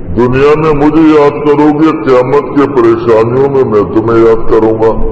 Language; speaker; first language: Urdu; non-native, local second language; Pashto